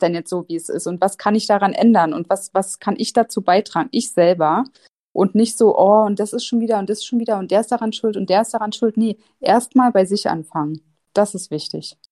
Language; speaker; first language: German; native; German